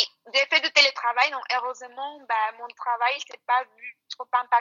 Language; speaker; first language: French; non-native, fluent; Spanish